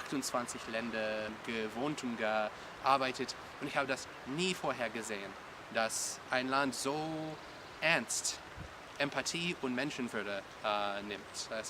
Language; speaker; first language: German; non-native, learner; English